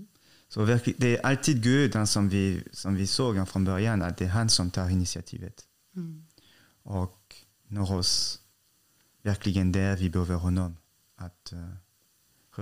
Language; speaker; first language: Swedish; non-native, fluent; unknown